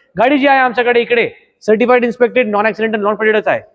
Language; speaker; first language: Hindi; non-native, local second language; Marathi